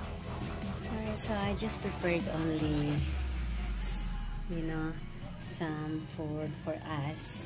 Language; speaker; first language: English; non-native, local second language; Filipino